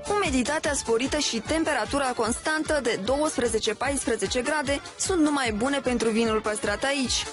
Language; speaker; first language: Romanian; native; Romanian